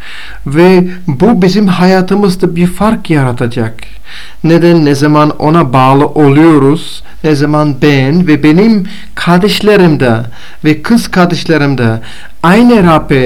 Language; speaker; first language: Turkish; non-native, fluent; Bulgarian